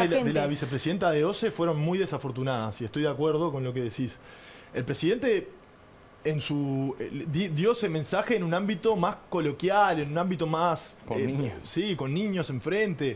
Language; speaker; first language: Spanish; native; Spanish